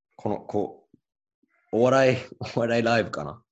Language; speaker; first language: Japanese; non-native, fluent; English